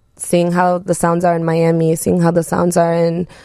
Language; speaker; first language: English; early bilingual, other home language; Spanish